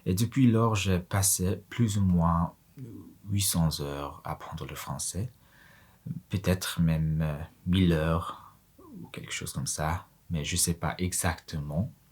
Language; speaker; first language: French; non-native, fluent; Mongolian